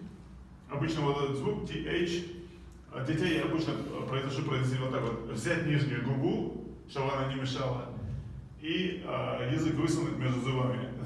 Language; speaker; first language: Russian; non-native, local second language; Chechen